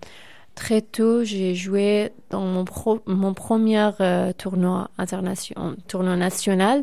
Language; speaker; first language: French; non-native, fluent; Persian